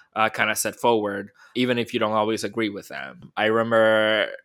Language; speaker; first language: English; early bilingual, other home language; Spanish